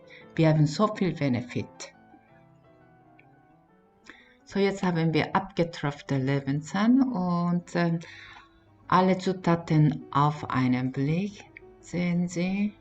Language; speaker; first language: German; non-native, fluent; Korean